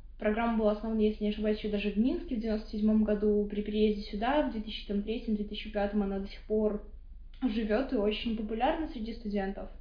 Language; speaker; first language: Russian; native; Russian